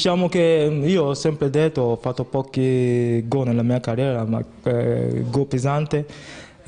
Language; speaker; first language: Italian; non-native, fluent; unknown